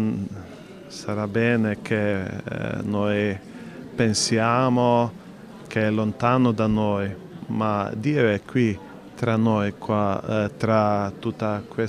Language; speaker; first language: Italian; non-native, learner; Slovenian